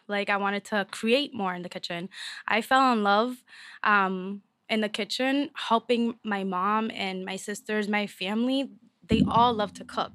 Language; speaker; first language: English; early bilingual, other home language; Spanish